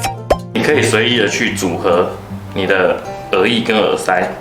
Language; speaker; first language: Chinese; native; Chinese